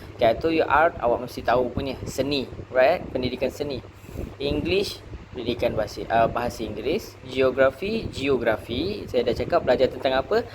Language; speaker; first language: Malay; native; Malay